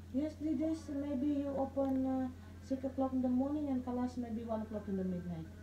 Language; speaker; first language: English; non-native, learner; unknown